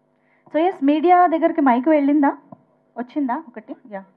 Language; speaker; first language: Telugu; native; Telugu